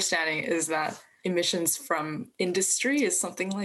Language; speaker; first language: English; native; English